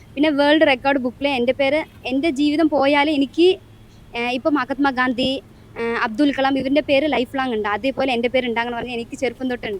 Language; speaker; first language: Malayalam; non-native, local second language; Tamil